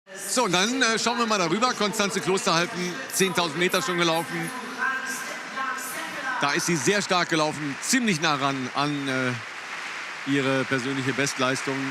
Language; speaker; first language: German; native; German